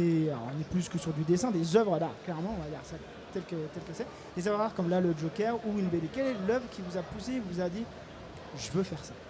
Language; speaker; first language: French; native; French